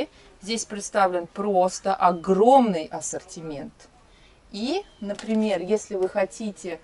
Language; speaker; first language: Russian; native; Russian